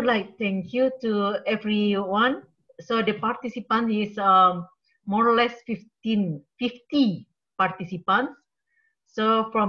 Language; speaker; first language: English; non-native, learner; Indonesian